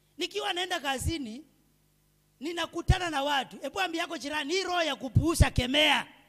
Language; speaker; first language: Swahili; non-native, local second language; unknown